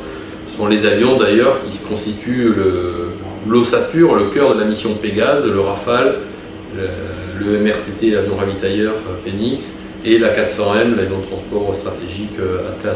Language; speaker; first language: French; native; French